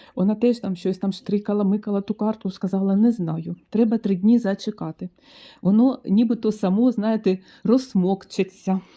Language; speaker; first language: Ukrainian; native; Ukrainian